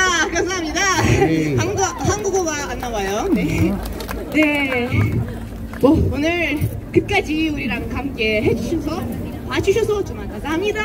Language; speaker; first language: Korean; non-native, fluent; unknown